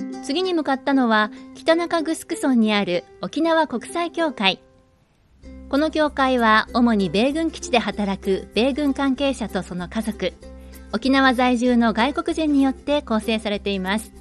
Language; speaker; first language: Japanese; native; Japanese